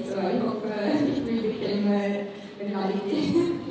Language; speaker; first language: English; non-native, learner; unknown